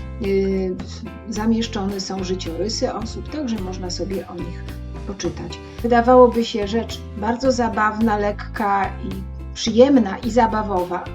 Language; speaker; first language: Polish; native; Polish